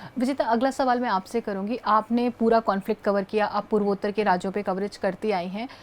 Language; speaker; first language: Hindi; native; Hindi